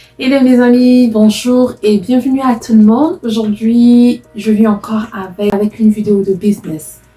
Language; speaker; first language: French; non-native, local second language; Lingala